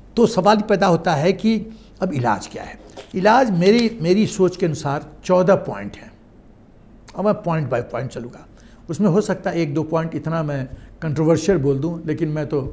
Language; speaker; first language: Hindi; native; Hindi